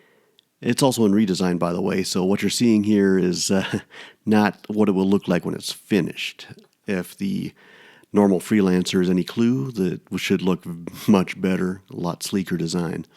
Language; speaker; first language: English; native; English